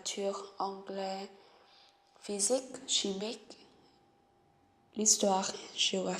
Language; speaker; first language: French; non-native, learner; Vietnamese